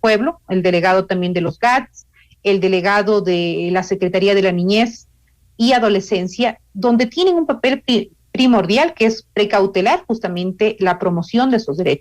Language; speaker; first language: Spanish; native; Spanish